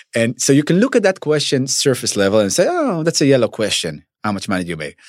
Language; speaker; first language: English; non-native, fluent; Hebrew